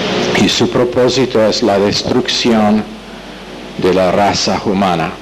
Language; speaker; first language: Spanish; non-native, fluent; English